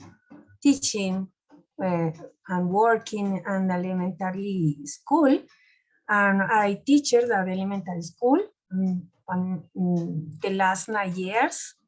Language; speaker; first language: English; non-native, learner; Spanish